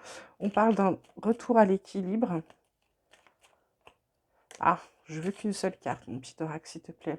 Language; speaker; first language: French; native; French